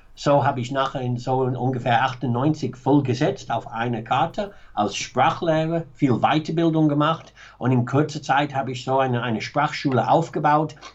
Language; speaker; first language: German; non-native, fluent; English